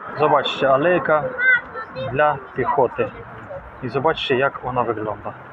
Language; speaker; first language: Polish; non-native, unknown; Ukrainian